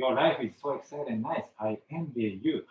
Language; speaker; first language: English; non-native, fluent; Japanese